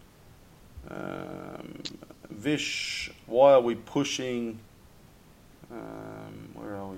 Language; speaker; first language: English; native; English